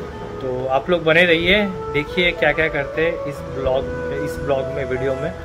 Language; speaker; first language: Hindi; non-native, local second language; Bangla